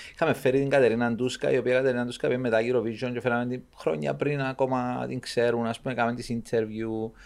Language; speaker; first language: Greek; native; Greek